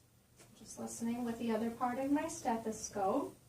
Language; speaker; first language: English; native; English